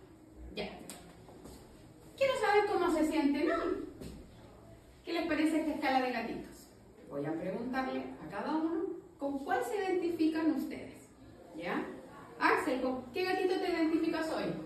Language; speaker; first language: Spanish; native; Spanish